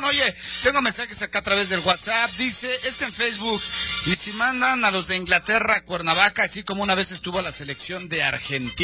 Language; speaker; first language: Spanish; native; Spanish